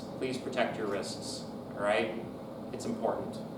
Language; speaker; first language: English; native; English